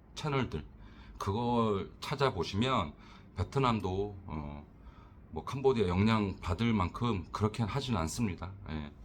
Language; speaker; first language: Korean; native; Korean